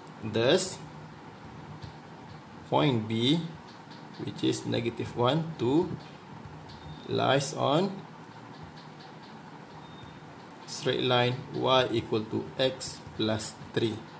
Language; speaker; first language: English; non-native, local second language; Malay